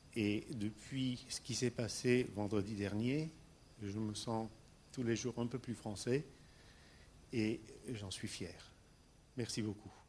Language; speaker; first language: French; non-native, fluent; Armenian